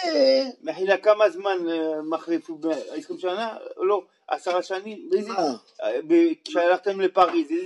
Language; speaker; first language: Hebrew; non-native, fluent; French